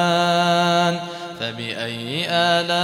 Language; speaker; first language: Arabic; native; Arabic